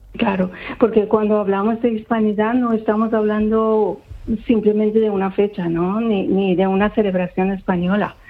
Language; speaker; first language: Spanish; non-native, fluent; Persian